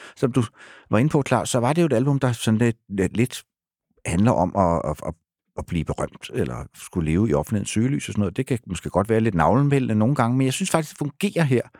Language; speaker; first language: Danish; native; Danish